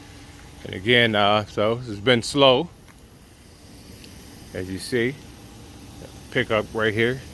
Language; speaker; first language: English; native; English